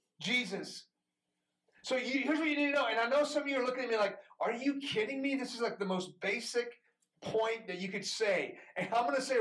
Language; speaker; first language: English; early bilingual, other home language; Persian